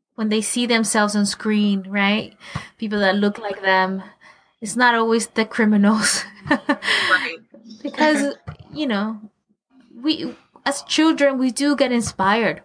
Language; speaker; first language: English; non-native, fluent; Spanish